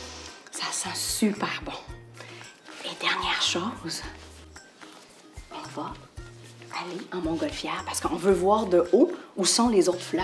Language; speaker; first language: French; native; French